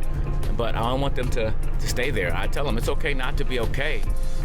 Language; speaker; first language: English; native; English